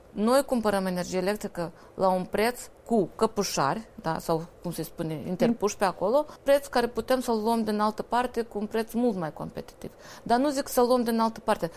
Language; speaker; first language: Romanian; native; Romanian